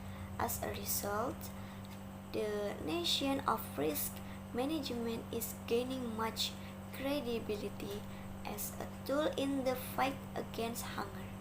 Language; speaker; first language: English; non-native, learner; Indonesian